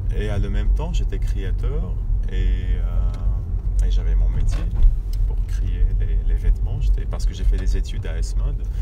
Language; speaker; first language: French; non-native, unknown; Arabic